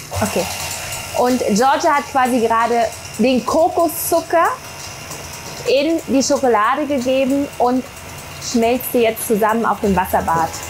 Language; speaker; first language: German; native; German